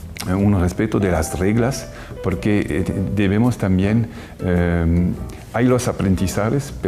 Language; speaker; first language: Spanish; non-native, fluent; French